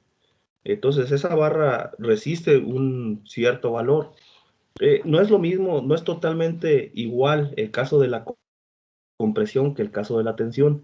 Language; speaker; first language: Spanish; native; Spanish